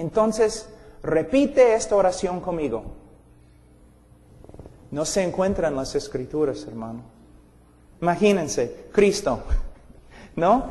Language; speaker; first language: Spanish; non-native, fluent; English